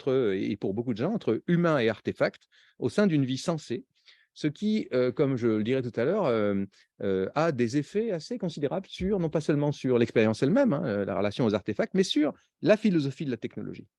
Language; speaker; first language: French; native; French